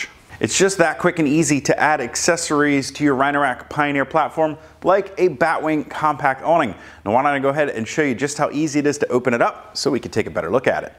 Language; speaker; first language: English; native; English